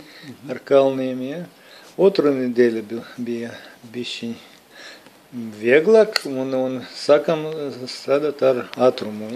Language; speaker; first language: Latvian; non-native, local second language; Russian